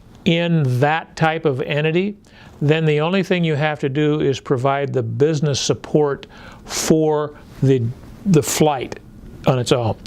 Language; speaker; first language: English; native; English